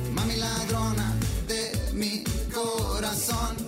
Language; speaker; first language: Spanish; native; Spanish